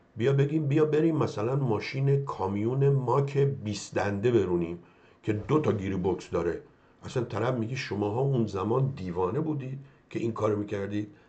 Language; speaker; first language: Persian; native; Persian